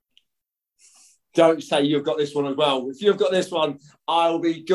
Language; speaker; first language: English; native; English